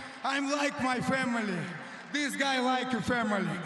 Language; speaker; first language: English; non-native, learner; Russian